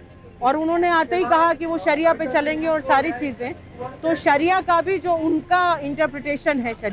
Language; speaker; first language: Hindi; native; Hindi